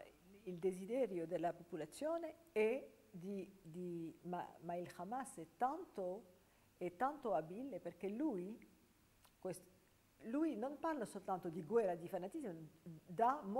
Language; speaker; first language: Italian; non-native, fluent; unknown